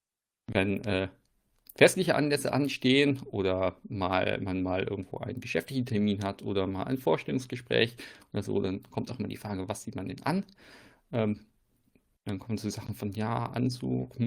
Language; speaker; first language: German; native; German